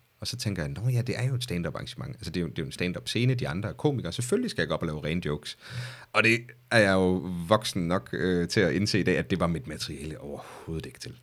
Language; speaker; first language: Danish; native; Danish